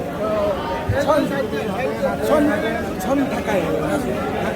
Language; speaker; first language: Korean; non-native, learner; Bangla